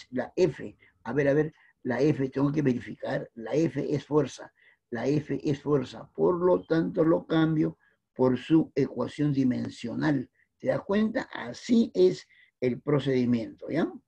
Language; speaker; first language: Spanish; native; Spanish